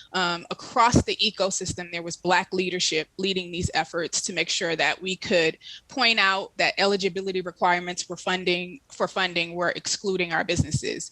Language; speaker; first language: English; native; English